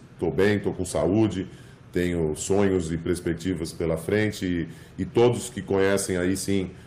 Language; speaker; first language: Portuguese; early bilingual, other home language; English